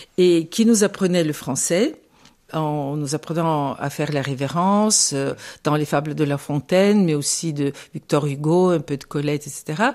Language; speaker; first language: French; non-native, fluent; Bulgarian